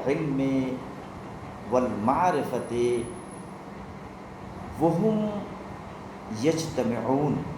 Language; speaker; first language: Arabic; non-native, fluent; Urdu